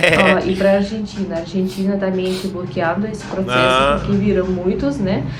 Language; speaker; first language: Portuguese; non-native, fluent; Russian